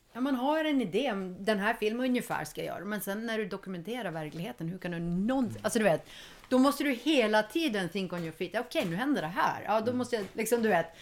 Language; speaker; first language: Swedish; early bilingual, heritage; Swedish